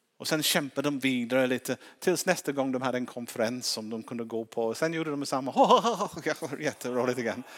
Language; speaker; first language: Swedish; non-native, fluent; English